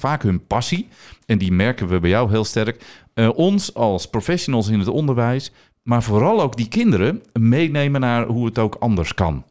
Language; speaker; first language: Dutch; native; Dutch